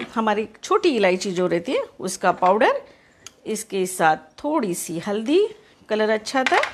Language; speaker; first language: Hindi; non-native, local second language; Marathi